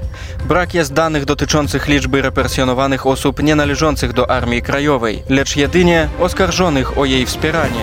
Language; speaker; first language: Polish; native; Polish